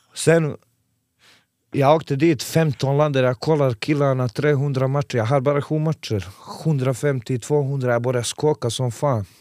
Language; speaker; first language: Swedish; non-native, fluent; Serbian